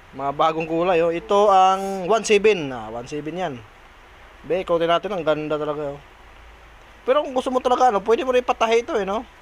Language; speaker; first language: Filipino; non-native, local second language; Cebuano